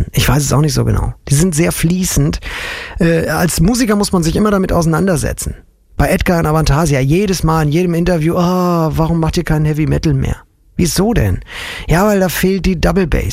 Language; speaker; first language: German; native; German